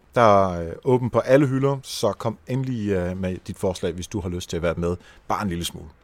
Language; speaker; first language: Danish; native; Danish